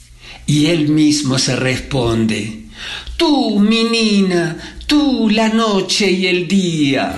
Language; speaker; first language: Spanish; native; Spanish